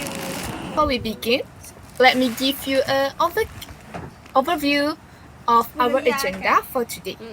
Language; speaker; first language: English; non-native, local second language; Malay